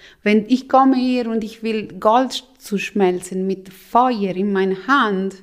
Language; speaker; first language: German; non-native, local second language; Italian